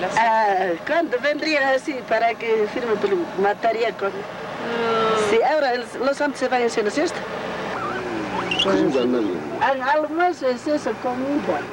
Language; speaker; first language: Spanish; non-native, local second language; Quechua